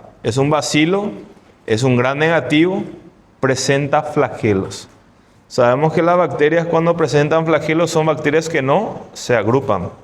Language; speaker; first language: Spanish; non-native, fluent; Portuguese